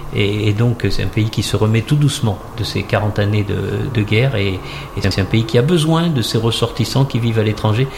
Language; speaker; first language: French; native; French